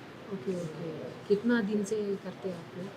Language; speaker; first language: Hindi; non-native, local second language; Telugu